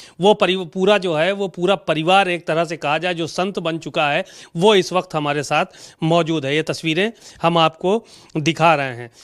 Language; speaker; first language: Hindi; native; Hindi